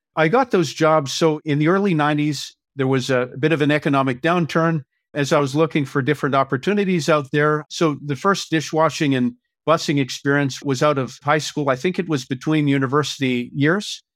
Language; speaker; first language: English; native; English